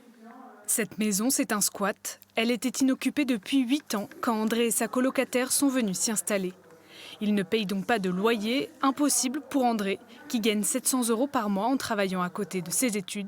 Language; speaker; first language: French; native; French